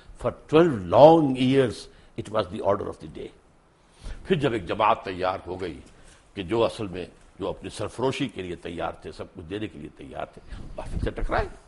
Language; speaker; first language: Urdu; native; Urdu